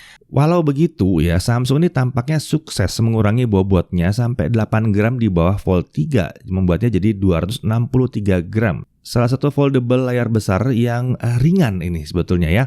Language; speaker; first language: Indonesian; native; Indonesian